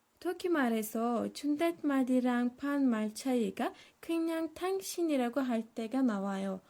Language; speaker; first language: Korean; non-native, learner; Turkish